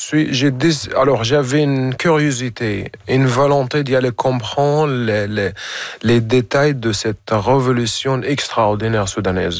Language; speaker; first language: French; non-native, fluent; Arabic